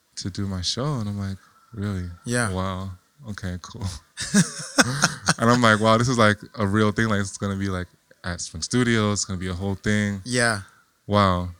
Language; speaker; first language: English; native; English